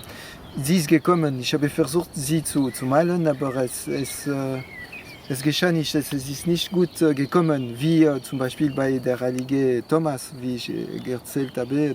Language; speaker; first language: German; non-native, fluent; French